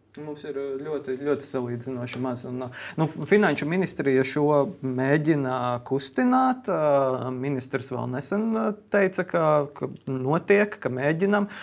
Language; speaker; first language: Latvian; native; Latvian